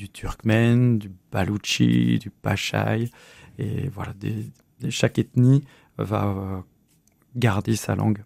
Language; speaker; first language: French; native; French